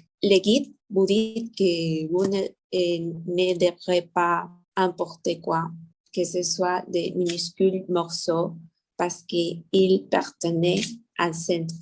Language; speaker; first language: French; non-native, learner; Spanish